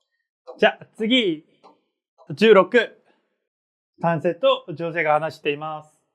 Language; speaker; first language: Japanese; non-native, fluent; Korean